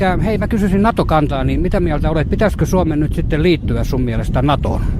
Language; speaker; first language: Finnish; native; Finnish